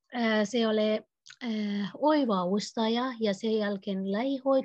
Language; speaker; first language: Finnish; non-native, learner; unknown